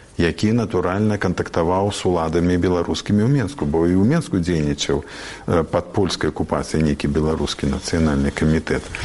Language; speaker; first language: Belarusian; native; Belarusian